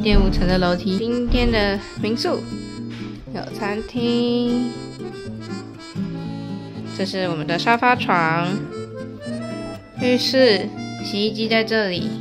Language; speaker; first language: Chinese; native; Chinese